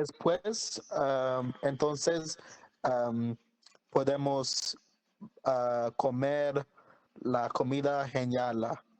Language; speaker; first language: Spanish; non-native, learner; English